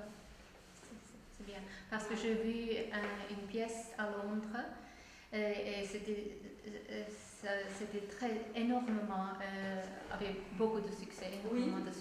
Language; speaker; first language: French; non-native, fluent; Czech